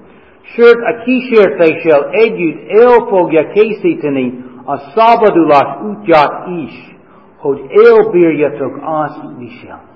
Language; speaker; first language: Hungarian; non-native, fluent; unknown